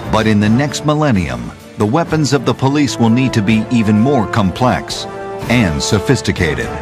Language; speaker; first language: English; native; English